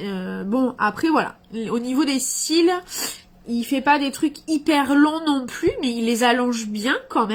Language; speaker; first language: French; native; French